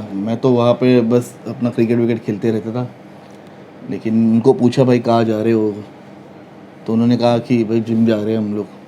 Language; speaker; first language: Hindi; non-native, local second language; Marathi